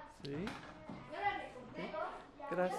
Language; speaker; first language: Spanish; non-native, learner; English